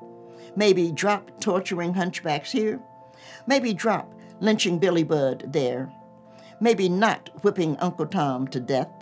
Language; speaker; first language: English; native; English